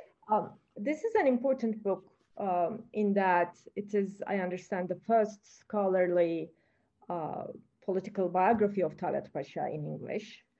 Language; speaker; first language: English; non-native, fluent; Turkish